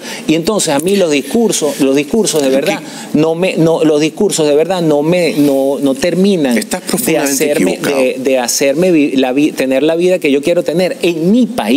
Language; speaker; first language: Spanish; native; Spanish